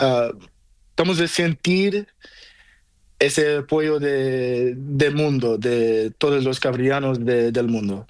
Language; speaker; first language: Spanish; non-native, learner; Portuguese